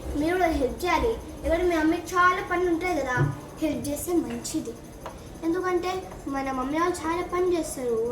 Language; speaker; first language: Telugu; non-native, local second language; Lambadi